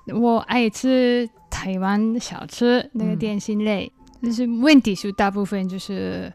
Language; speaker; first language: Chinese; non-native, learner; Japanese